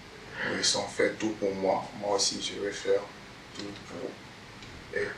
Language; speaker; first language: French; non-native, learner; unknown